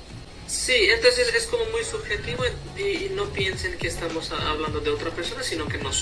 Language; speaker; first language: Spanish; non-native, fluent; Hindi